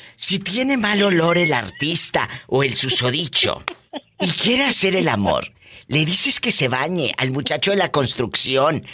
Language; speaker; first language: Spanish; native; Spanish